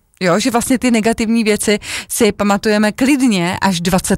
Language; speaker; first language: Czech; native; Czech